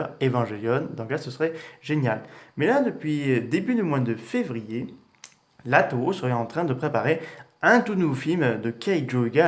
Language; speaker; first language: French; native; French